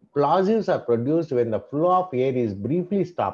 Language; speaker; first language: English; non-native, local second language; Telugu